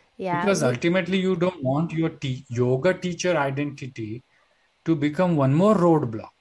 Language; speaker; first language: English; non-native, local second language; Marathi